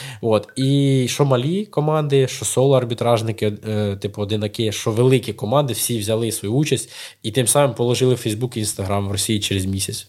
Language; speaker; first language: Ukrainian; non-native, local second language; Russian